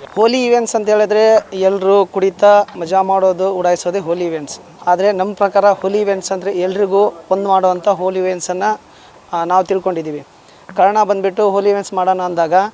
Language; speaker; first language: Kannada; native; Kannada